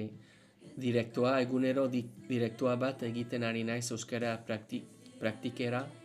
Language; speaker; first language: Basque; non-native, learner; English